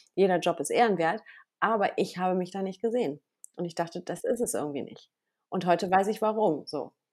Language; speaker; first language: German; native; German